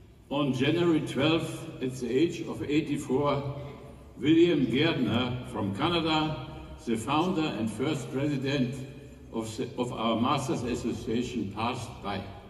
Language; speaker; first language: English; non-native, fluent; German